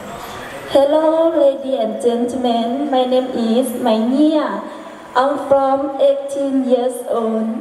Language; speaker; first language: English; non-native, learner; Hmong